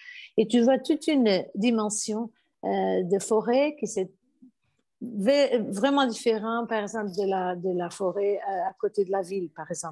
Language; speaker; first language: French; non-native, fluent; Portuguese